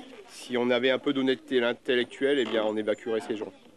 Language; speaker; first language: French; native; French